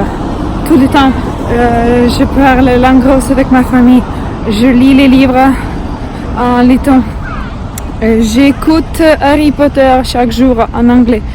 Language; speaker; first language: French; non-native, learner; Russian